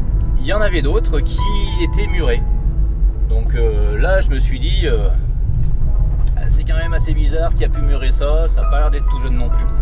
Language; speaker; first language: French; native; French